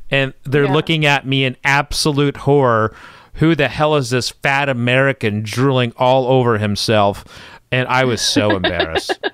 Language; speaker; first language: English; native; English